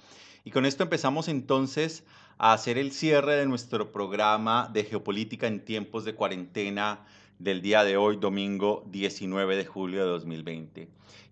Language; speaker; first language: Spanish; native; Spanish